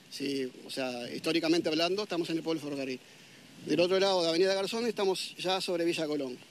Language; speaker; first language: Spanish; native; Spanish